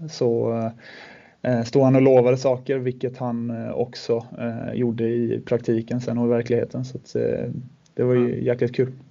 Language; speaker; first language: Swedish; native; Swedish